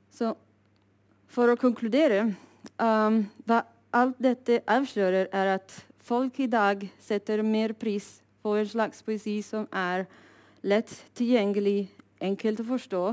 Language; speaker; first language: Norwegian; non-native, fluent; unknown